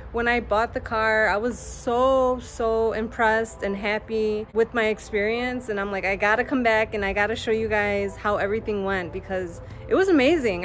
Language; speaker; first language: English; native; English